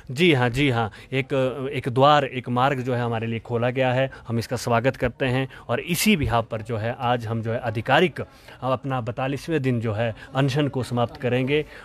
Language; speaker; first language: Hindi; native; Hindi